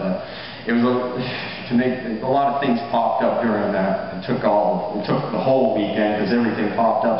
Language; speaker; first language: English; native; English